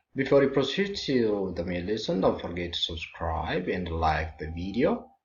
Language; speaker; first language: English; non-native, local second language; Amharic